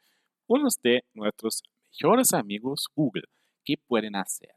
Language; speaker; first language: Spanish; non-native, fluent; German